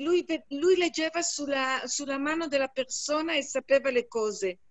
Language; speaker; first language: Italian; non-native, fluent; Hebrew